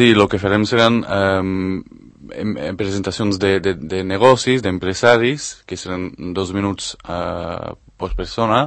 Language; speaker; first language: Catalan; non-native, fluent; Spanish